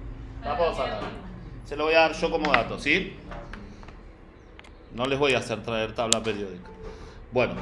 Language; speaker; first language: Spanish; native; Spanish